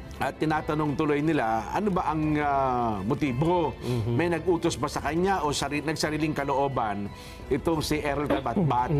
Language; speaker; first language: Filipino; native; Filipino